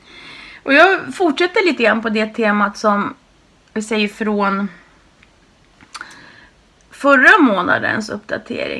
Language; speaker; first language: Swedish; native; Swedish